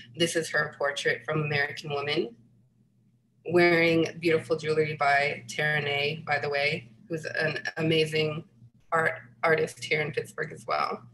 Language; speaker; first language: English; native; English